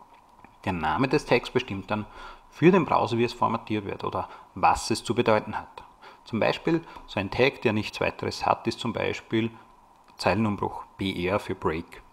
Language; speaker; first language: German; native; German